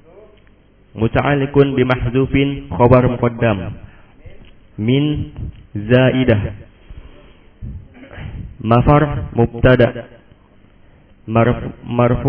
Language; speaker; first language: Arabic; non-native, learner; Indonesian